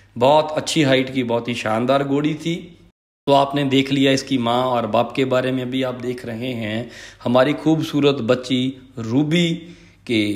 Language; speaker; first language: Hindi; non-native, local second language; Punjabi